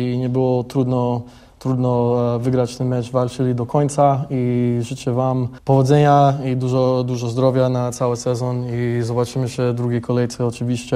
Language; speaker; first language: Polish; early bilingual, heritage; English